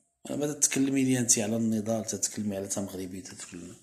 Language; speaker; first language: Arabic; native; Arabic